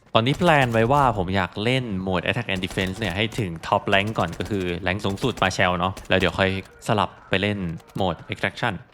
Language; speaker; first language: Thai; native; Thai